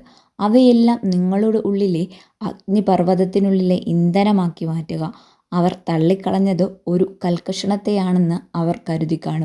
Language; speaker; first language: Malayalam; native; Malayalam